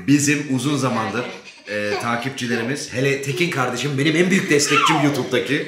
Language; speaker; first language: Turkish; native; Turkish